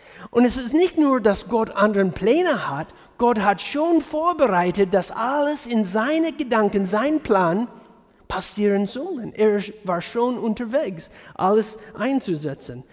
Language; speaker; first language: German; non-native, fluent; English